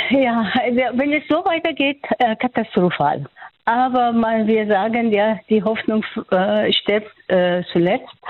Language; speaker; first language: German; non-native, fluent; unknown